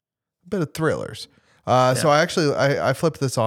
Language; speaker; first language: English; native; English